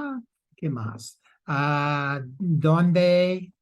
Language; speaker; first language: Spanish; non-native, learner; English